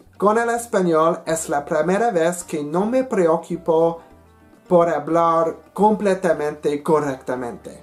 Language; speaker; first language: Spanish; non-native, learner; English